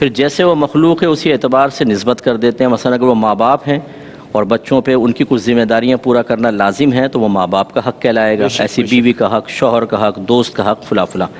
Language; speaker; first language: Urdu; native; Urdu